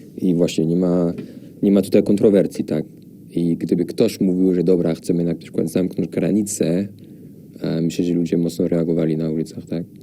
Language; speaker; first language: Polish; non-native, fluent; French